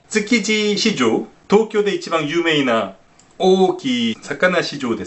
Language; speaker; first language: Japanese; non-native, fluent; Korean